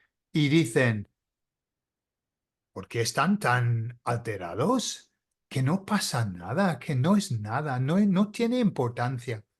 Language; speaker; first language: Spanish; non-native, fluent; English